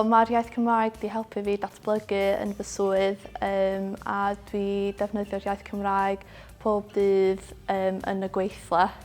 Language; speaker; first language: Welsh; non-native, local second language; English